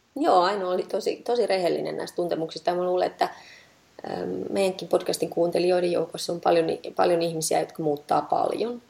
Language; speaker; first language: Finnish; native; Finnish